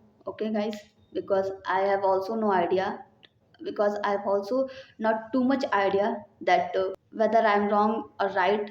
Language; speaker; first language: English; non-native, learner; Hindi